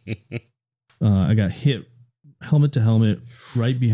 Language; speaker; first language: English; native; English